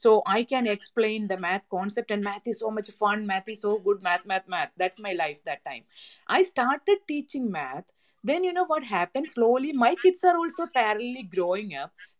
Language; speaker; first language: English; non-native, local second language; Malayalam